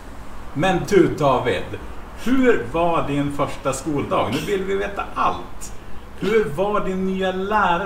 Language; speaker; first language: Swedish; native; Swedish